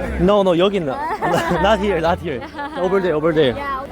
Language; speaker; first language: English; non-native, learner; Korean